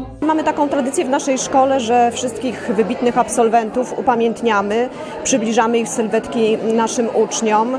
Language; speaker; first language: Polish; native; Polish